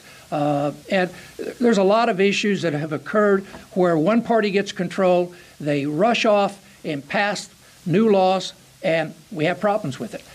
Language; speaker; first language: English; native; English